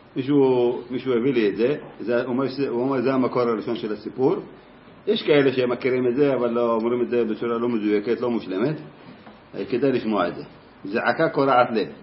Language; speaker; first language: Hebrew; native; Hebrew